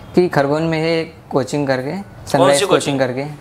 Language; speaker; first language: Hindi; native; Hindi